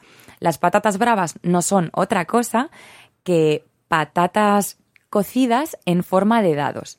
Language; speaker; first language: Spanish; native; Spanish